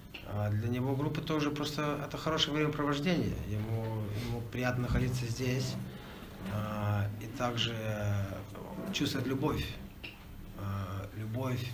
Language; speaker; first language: Russian; native; Russian